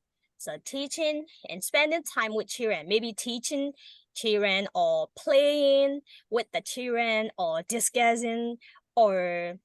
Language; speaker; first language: English; non-native, learner; Burmese